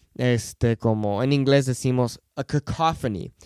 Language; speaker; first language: Spanish; non-native, fluent; English